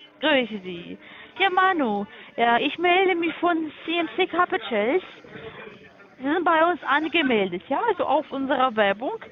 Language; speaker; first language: German; non-native, learner; Turkish